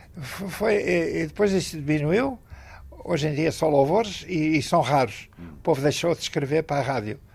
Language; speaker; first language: Portuguese; native; Portuguese